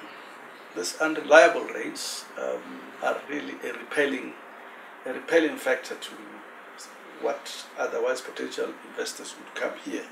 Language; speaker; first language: English; non-native, local second language; Tswana